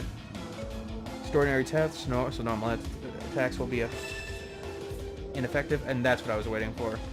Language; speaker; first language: English; native; English